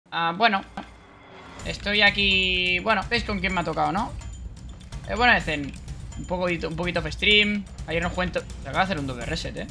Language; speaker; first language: Spanish; native; Spanish